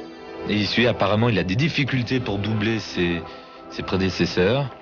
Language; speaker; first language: French; native; French